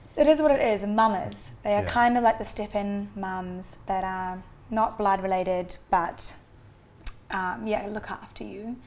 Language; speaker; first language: English; native; English